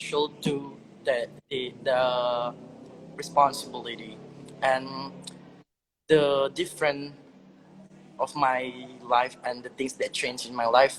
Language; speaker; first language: English; non-native, learner; Indonesian